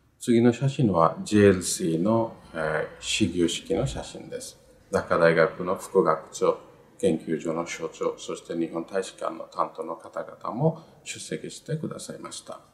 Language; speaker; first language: Japanese; non-native, fluent; Bangla